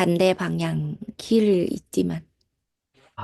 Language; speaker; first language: Korean; non-native, learner; Thai